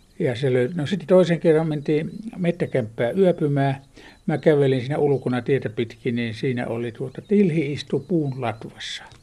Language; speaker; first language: Finnish; native; Finnish